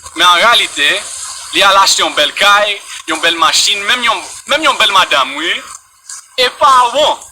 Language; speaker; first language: Haitian Creole; non-native, fluent; English